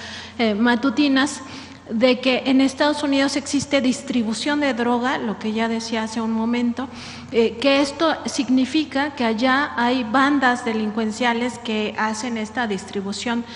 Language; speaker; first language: Spanish; native; Spanish